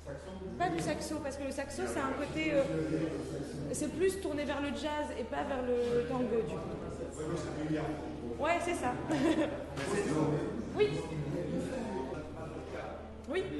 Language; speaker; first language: French; native; French